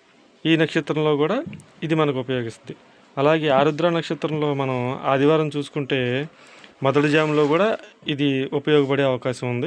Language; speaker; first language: Telugu; native; Telugu